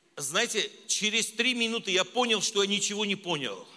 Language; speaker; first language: Russian; non-native, local second language; Armenian